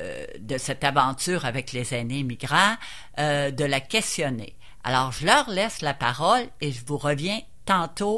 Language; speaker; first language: French; native; French